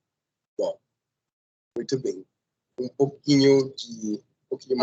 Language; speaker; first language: Portuguese; non-native, fluent; Spanish